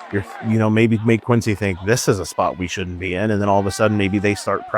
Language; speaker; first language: English; native; English